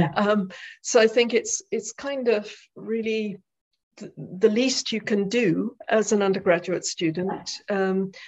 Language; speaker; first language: English; native; English